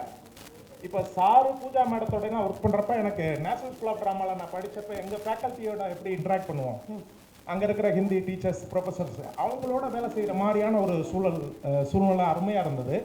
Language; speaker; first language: Tamil; native; Tamil